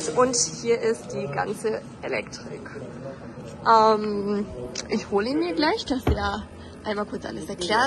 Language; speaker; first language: German; native; German